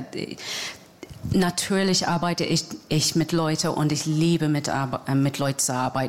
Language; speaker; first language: German; non-native, fluent; English